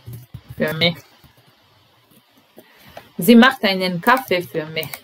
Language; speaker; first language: German; non-native, fluent; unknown